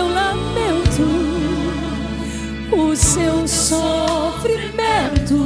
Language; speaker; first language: Portuguese; native; Portuguese